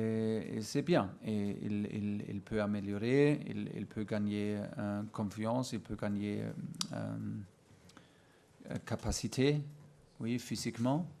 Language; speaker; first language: French; non-native, fluent; German